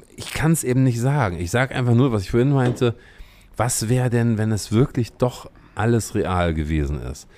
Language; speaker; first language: German; native; German